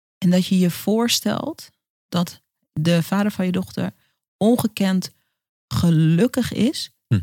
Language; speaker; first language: Dutch; native; Dutch